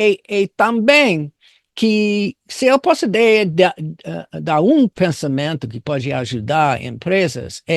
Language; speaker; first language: Portuguese; non-native, fluent; English